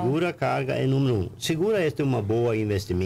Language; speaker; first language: Portuguese; non-native, learner; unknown